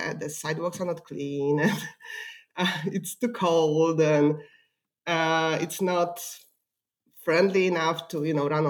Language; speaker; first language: English; non-native, fluent; Polish